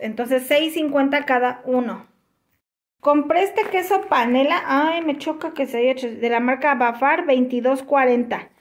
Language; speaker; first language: Spanish; native; Spanish